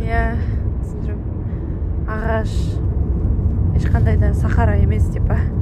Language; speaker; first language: Kazakh; native; Kazakh